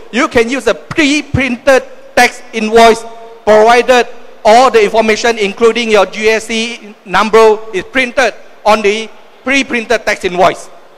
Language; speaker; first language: English; non-native, local second language; Chinese